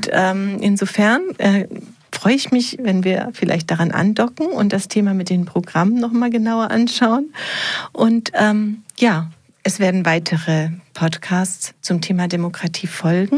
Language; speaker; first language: German; native; German